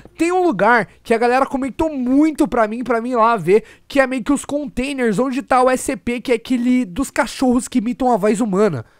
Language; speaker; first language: Portuguese; native; Portuguese